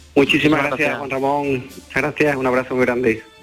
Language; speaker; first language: Spanish; native; Spanish